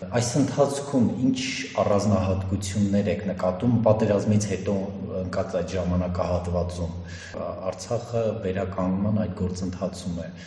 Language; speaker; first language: Armenian; native; Armenian